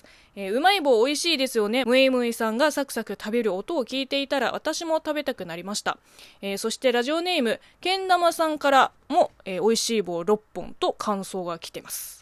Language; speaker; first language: Japanese; non-native, fluent; Chinese